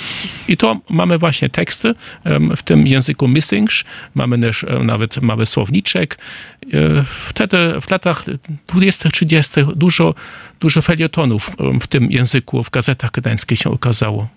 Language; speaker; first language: Polish; non-native, fluent; German